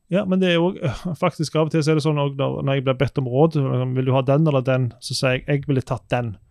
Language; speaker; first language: Norwegian; native; Norwegian